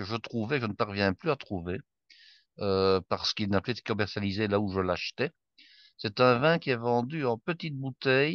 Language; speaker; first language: French; native; French